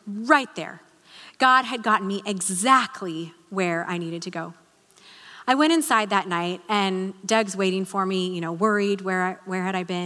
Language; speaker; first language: English; native; English